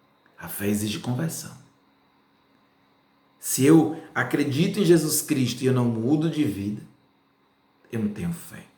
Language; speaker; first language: Portuguese; native; Portuguese